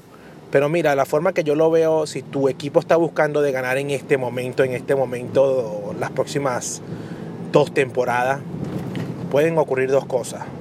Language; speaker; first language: Spanish; early bilingual, heritage; Spanish